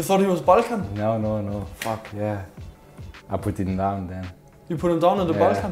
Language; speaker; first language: English; non-native, learner; Dutch